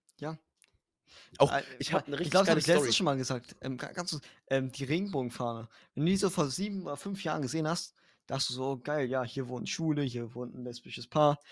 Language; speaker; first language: German; native; German